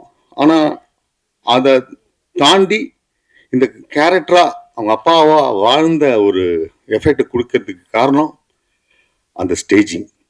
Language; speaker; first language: Tamil; native; Tamil